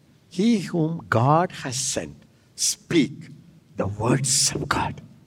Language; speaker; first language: English; non-native, local second language; Tamil